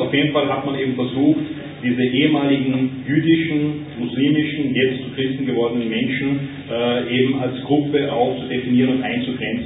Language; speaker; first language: German; native; German